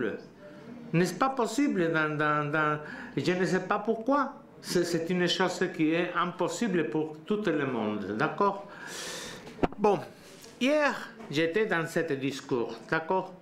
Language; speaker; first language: French; non-native, learner; Spanish